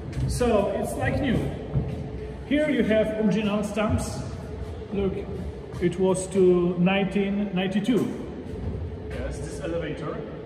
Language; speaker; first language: English; non-native, learner; Polish